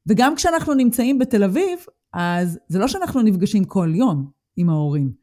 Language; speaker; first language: Hebrew; native; Hebrew